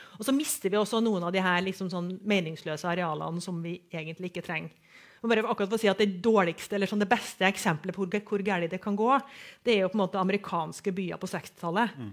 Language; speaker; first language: Norwegian; native; Norwegian